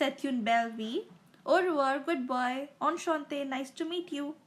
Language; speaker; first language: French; non-native, fluent; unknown